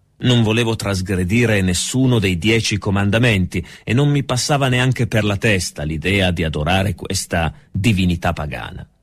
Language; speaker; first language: Italian; native; Italian